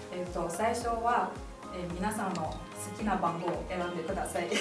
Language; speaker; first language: Japanese; non-native, fluent; Chinese